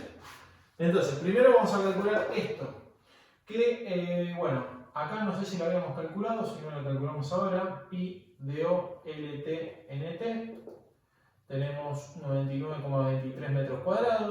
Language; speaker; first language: Spanish; native; Spanish